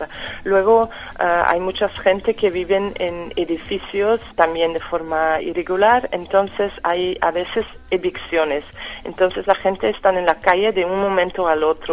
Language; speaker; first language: Spanish; non-native, fluent; French